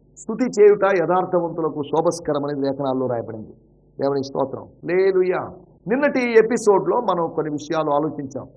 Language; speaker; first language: Telugu; native; Telugu